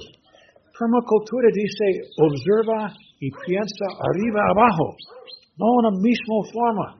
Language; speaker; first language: Spanish; non-native, learner; English